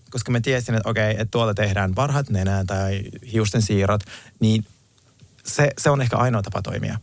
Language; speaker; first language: Finnish; native; Finnish